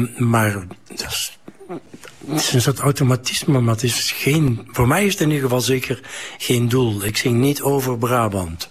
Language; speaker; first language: Dutch; native; Dutch